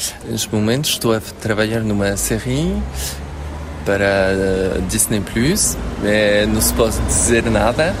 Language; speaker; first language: Portuguese; early bilingual, heritage; French